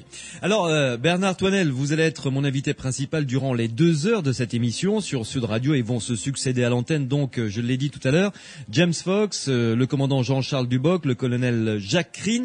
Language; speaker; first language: French; native; French